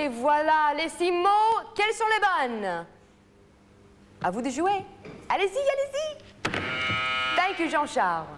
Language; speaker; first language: French; non-native, fluent; English